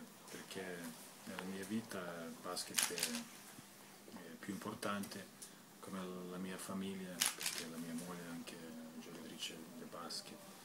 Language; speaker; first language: Italian; non-native, fluent; Lithuanian